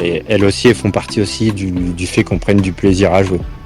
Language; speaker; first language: French; native; French